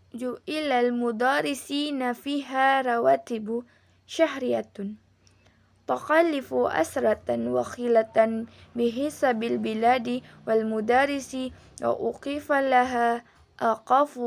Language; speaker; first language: Arabic; non-native, learner; Indonesian